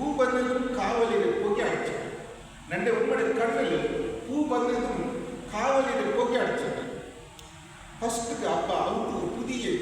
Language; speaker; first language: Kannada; non-native, local second language; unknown